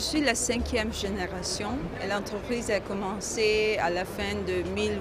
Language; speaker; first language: French; non-native, fluent; Italian